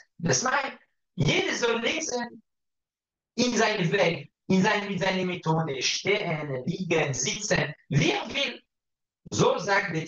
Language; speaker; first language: German; non-native, fluent; Hebrew